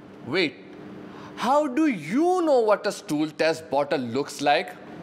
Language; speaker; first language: English; non-native, local second language; Hindi